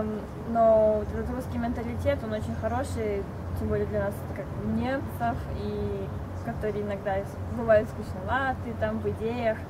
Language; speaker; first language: Russian; early bilingual, other home language; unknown